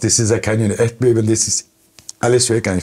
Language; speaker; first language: German; non-native, local second language; Turkish